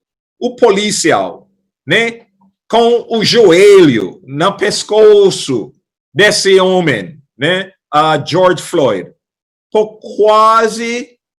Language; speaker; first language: Portuguese; non-native, fluent; English